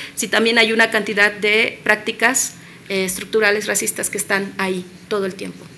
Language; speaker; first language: Spanish; native; Spanish